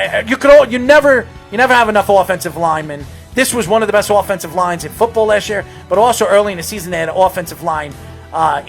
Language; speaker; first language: English; native; English